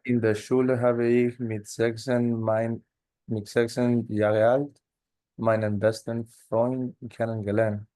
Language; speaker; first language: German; non-native, learner; Spanish